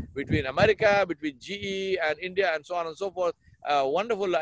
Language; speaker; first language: English; non-native, local second language; Urdu